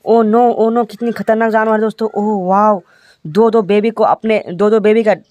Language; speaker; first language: Hindi; native; Hindi